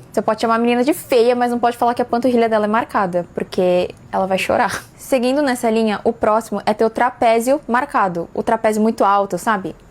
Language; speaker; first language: Portuguese; native; Portuguese